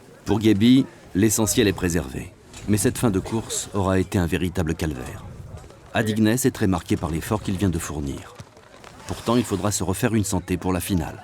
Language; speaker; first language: French; native; French